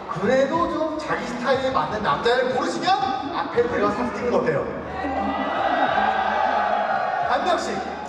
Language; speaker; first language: Korean; native; Korean